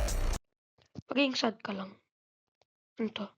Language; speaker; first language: Filipino; native; Filipino